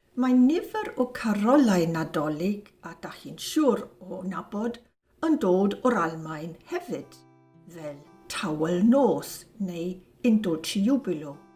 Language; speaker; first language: Welsh; non-native, fluent; German